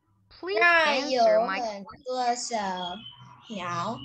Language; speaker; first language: Chinese; non-native, learner; Thai